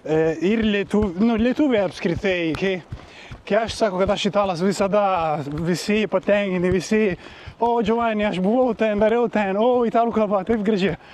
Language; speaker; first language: Lithuanian; non-native, learner; Italian